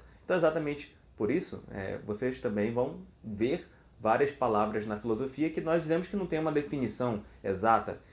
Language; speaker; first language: Portuguese; native; Portuguese